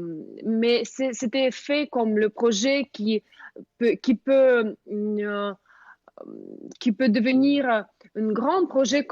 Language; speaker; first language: French; non-native, fluent; Russian